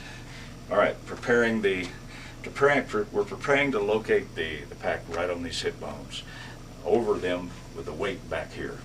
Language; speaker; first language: English; native; English